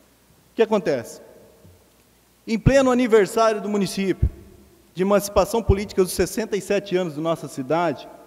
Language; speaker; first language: Portuguese; native; Portuguese